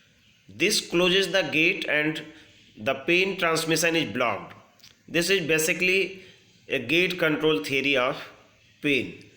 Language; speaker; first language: English; non-native, local second language; Hindi